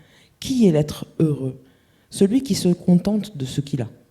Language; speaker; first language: French; native; French